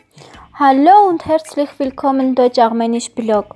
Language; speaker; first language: German; non-native, learner; Armenian